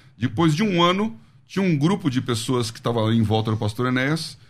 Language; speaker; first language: Portuguese; native; Portuguese